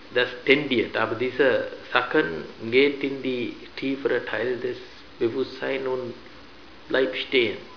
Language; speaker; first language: German; non-native, fluent; Sinhala